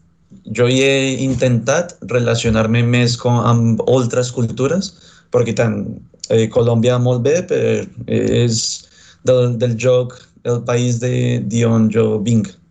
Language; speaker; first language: Catalan; non-native, fluent; Spanish